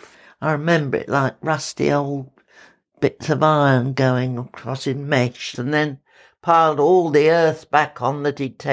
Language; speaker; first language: English; native; English